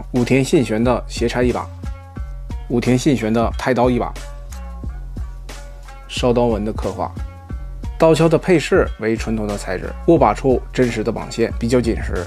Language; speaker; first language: Chinese; native; Chinese